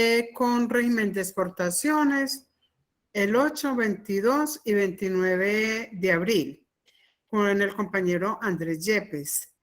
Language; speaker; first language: Spanish; native; Spanish